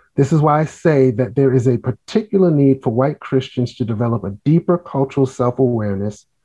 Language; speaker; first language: English; native; English